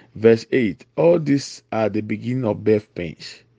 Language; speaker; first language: English; non-native, local second language; Akan